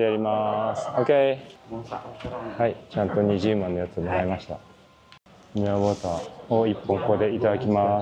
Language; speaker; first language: Japanese; native; Japanese